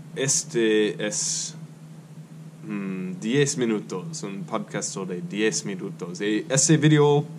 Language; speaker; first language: Spanish; non-native, learner; English